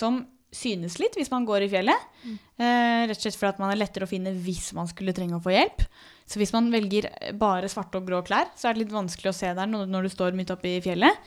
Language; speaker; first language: Norwegian; native; Norwegian